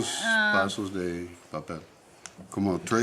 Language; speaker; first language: Spanish; non-native, learner; English